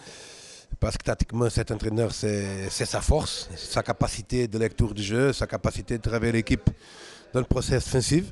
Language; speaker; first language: French; non-native, fluent; Portuguese